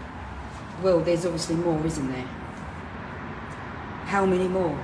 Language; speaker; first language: English; native; English